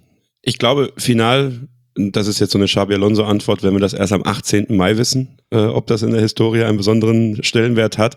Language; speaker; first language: German; native; German